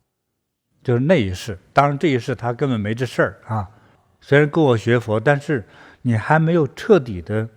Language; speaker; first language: Chinese; native; Chinese